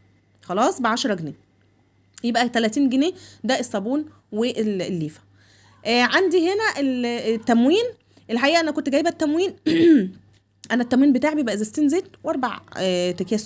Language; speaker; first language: Arabic; native; Arabic